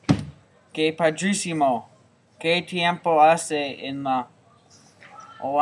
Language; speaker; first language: Spanish; non-native, learner; English